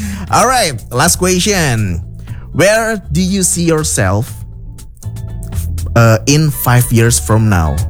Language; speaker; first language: English; non-native, learner; Indonesian